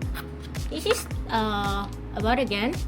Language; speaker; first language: English; non-native, learner; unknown